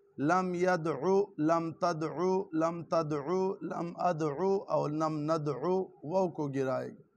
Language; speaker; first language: Urdu; non-native, local second language; Pashto